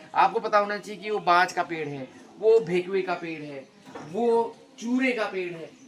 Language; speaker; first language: Hindi; native; Hindi